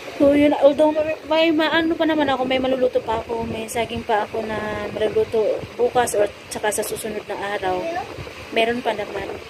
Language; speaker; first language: Filipino; non-native, local second language; Cebuano